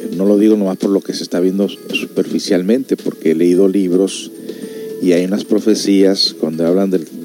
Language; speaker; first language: Spanish; early bilingual, heritage; Spanish